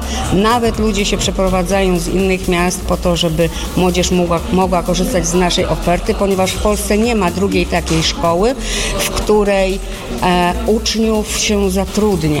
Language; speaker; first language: Polish; native; Polish